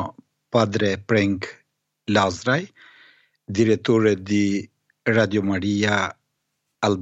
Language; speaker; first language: Italian; non-native, fluent; Albanian